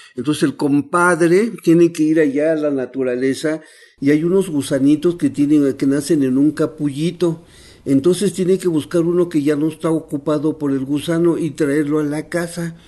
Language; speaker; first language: Spanish; non-native, local second language; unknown